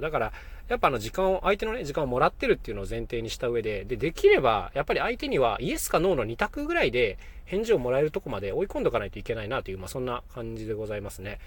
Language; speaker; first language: Japanese; native; Japanese